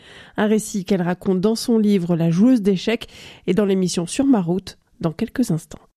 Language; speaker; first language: French; native; French